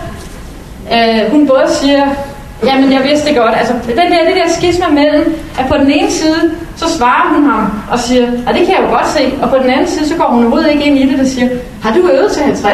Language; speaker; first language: Danish; native; Danish